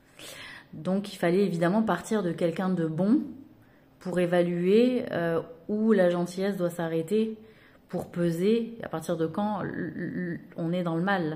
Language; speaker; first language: French; native; French